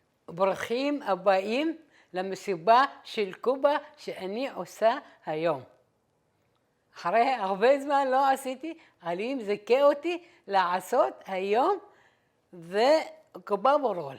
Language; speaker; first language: Hebrew; non-native, fluent; Arabic